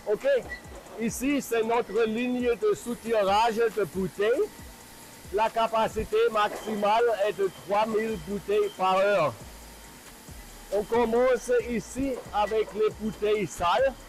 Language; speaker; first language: French; non-native, fluent; German